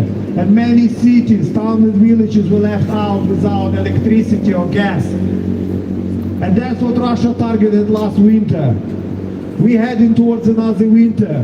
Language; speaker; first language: English; non-native, fluent; Ukrainian